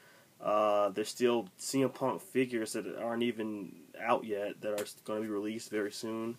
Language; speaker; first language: English; native; English